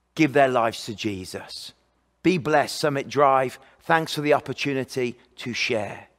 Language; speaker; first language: English; native; English